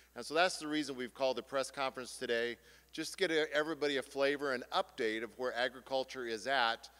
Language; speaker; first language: English; native; English